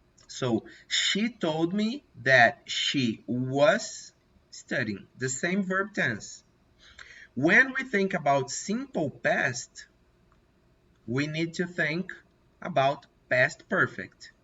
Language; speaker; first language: English; non-native, fluent; Portuguese